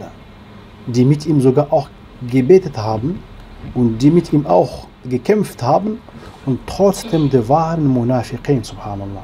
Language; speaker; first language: German; non-native, learner; Arabic